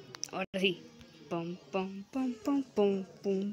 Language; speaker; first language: Spanish; native; Spanish